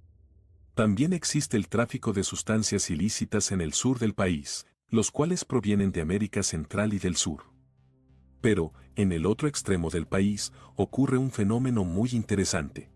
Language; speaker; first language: Spanish; native; Spanish